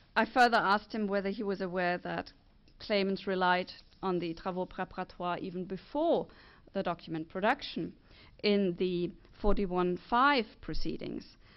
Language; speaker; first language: English; non-native, fluent; German